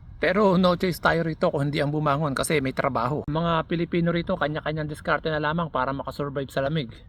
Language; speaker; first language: Filipino; native; Filipino